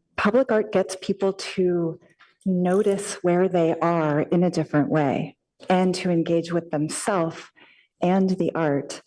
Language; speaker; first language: English; native; English